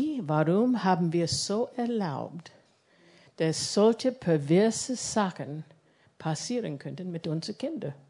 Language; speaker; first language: German; non-native, fluent; English